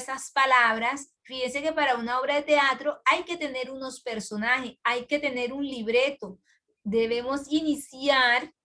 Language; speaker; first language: Spanish; native; Spanish